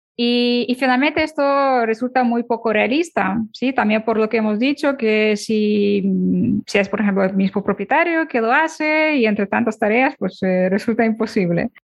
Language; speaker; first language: Spanish; non-native, fluent; Ukrainian